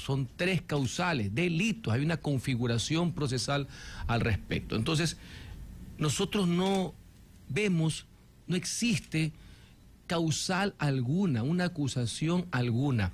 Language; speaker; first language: Spanish; native; Spanish